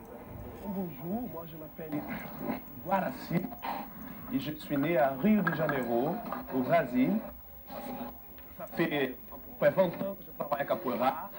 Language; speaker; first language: French; non-native, fluent; Portuguese